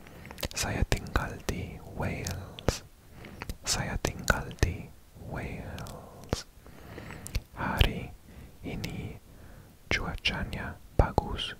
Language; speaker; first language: Indonesian; non-native, learner; English